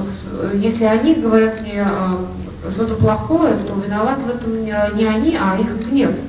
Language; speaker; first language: Russian; native; Russian